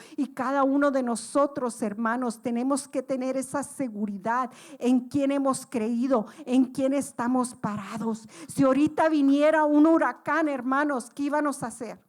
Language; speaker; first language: Spanish; native; Spanish